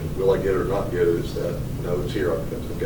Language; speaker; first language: English; native; English